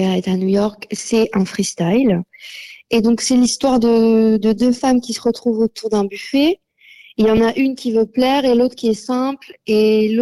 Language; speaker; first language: French; native; French